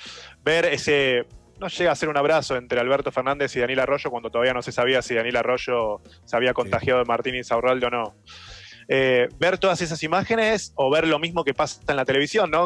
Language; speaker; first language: Spanish; native; Spanish